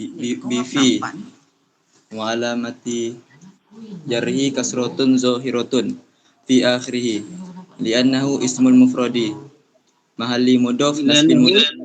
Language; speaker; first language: Arabic; non-native, learner; Indonesian